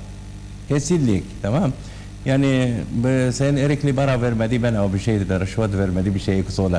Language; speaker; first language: Turkish; non-native, learner; Arabic